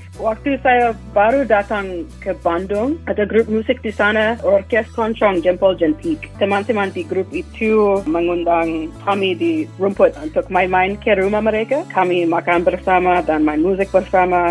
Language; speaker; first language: Indonesian; non-native, fluent; English